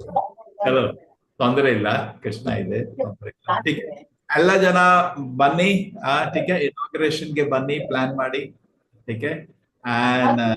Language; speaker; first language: Kannada; non-native, learner; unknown